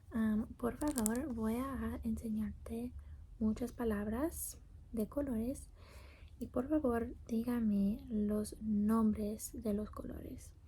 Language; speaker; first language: Spanish; non-native, learner; English